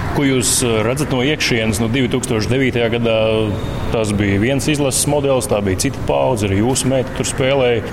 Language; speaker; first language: Latvian; native; Latvian